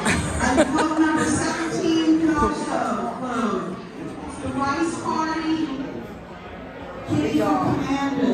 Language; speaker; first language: English; native; English